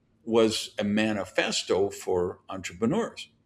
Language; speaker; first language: English; native; English